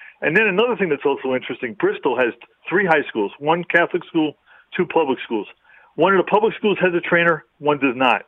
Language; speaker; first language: English; native; English